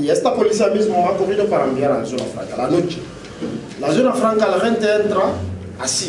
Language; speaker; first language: Spanish; non-native, local second language; French